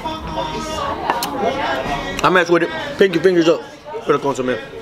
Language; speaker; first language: English; early bilingual, other home language; Spanish